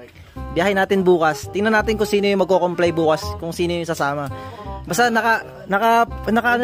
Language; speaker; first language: Filipino; native; Filipino